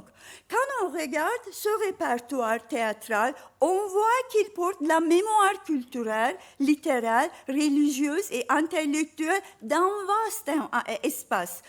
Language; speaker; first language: French; non-native, fluent; Turkish